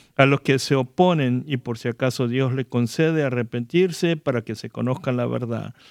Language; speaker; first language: Spanish; non-native, fluent; Korean